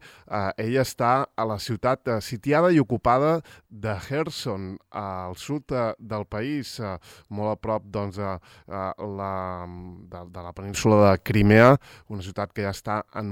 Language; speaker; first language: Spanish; non-native, local second language; Catalan